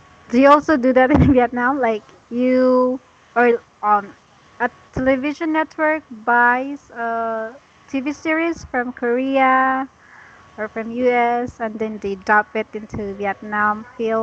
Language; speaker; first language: English; non-native, fluent; Cebuano